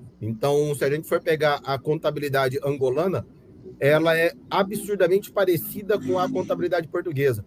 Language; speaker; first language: Portuguese; native; Portuguese